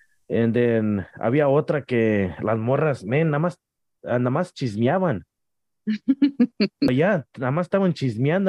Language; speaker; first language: Spanish; early bilingual, heritage; Spanish